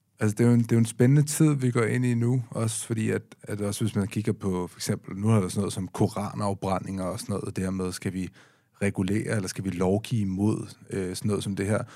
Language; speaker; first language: Danish; native; Danish